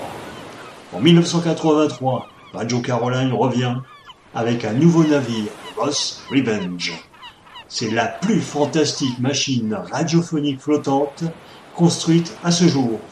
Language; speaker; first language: French; native; French